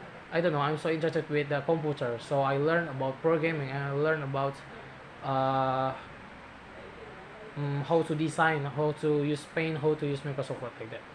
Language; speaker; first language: English; non-native, learner; Indonesian